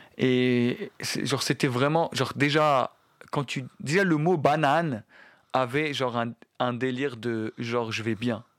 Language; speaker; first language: French; non-native, local second language; Arabic